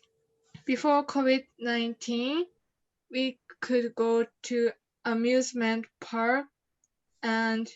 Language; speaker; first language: English; non-native, learner; Japanese